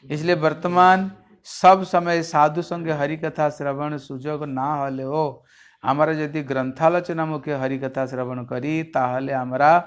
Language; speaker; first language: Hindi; non-native, local second language; Bangla